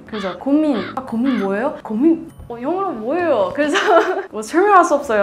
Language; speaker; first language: Korean; non-native, learner; Swedish